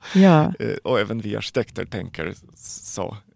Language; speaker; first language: Swedish; non-native, fluent; Polish